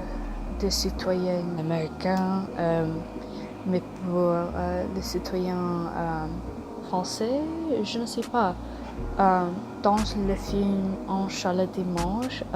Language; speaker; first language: French; non-native, learner; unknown